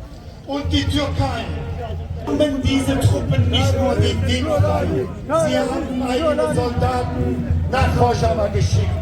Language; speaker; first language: German; non-native, fluent; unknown